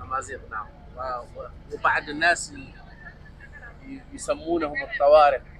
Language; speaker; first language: Arabic; non-native, fluent; Tamasheq